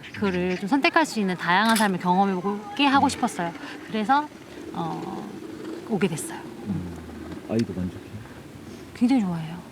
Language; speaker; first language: Korean; native; Korean